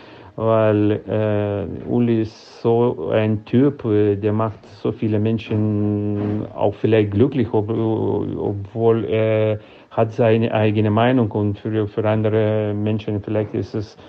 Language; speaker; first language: German; non-native, fluent; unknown